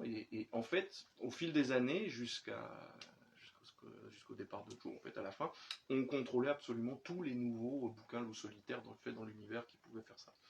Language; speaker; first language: French; native; French